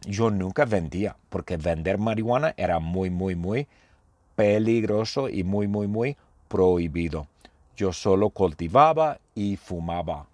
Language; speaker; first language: Spanish; non-native, fluent; English